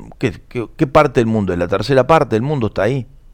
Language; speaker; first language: Spanish; native; Spanish